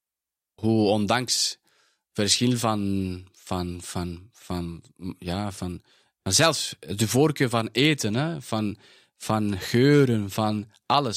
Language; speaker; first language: Dutch; non-native, fluent; Spanish